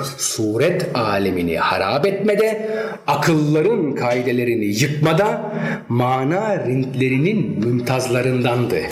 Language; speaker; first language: Turkish; early bilingual, heritage; Turkish